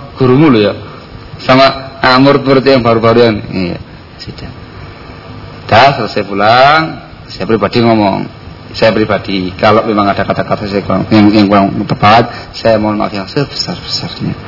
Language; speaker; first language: Indonesian; non-native, local second language; Javanese